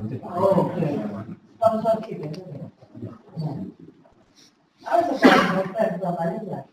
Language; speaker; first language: English; non-native, fluent; Indonesian